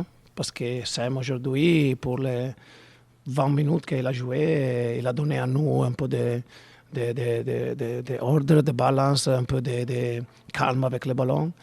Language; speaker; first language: French; non-native, learner; Italian